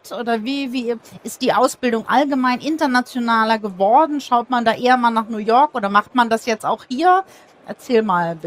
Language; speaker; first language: German; native; German